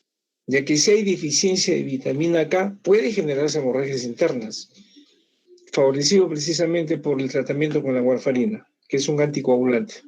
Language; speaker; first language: Spanish; native; Spanish